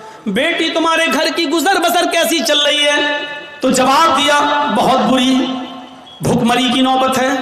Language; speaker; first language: Urdu; native; Urdu